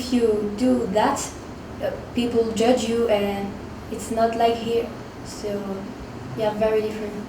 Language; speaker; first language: English; non-native, learner; French